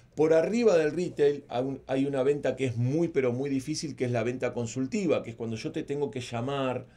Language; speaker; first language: Spanish; native; Spanish